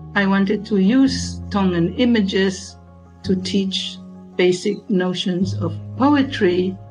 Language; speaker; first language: English; non-native, fluent; Tongan